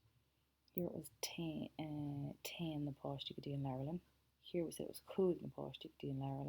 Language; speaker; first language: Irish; non-native, local second language; English